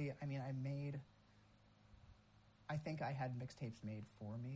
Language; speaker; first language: English; native; English